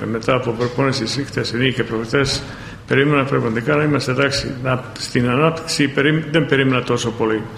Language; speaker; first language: Greek; non-native, fluent; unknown